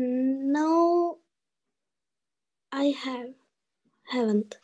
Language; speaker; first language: English; non-native, learner; Russian